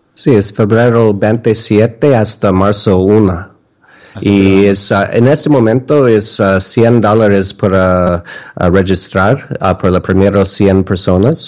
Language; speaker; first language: Spanish; non-native, learner; English